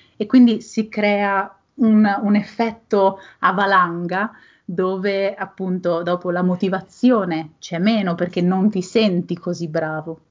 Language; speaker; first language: Italian; native; Italian